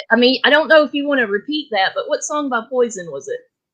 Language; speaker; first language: English; native; English